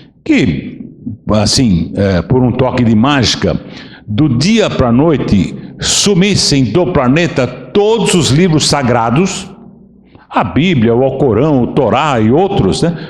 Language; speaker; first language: Portuguese; native; Portuguese